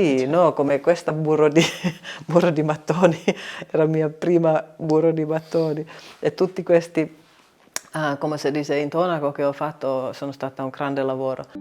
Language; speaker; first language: Italian; non-native, learner; Finnish